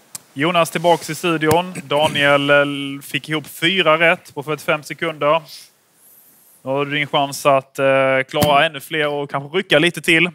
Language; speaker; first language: Swedish; native; Swedish